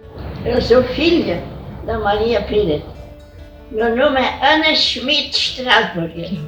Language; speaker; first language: Portuguese; non-native, local second language; German